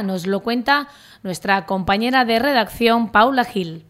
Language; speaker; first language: Spanish; native; Spanish